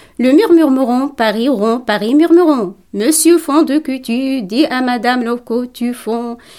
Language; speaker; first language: French; non-native, local second language; Tachelhit